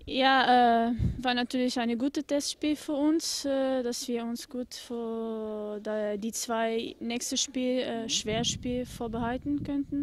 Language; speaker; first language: German; non-native, fluent; Portuguese